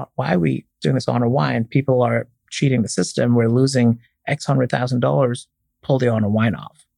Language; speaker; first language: English; non-native, fluent; Arabic